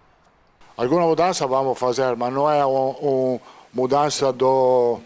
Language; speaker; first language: Portuguese; non-native, fluent; Italian